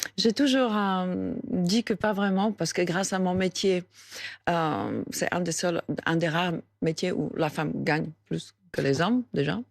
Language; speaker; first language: French; non-native, fluent; Slovak